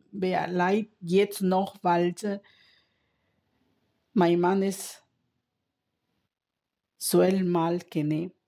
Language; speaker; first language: German; non-native, learner; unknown